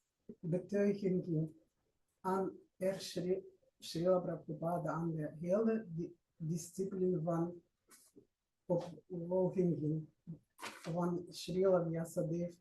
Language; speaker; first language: Dutch; non-native, learner; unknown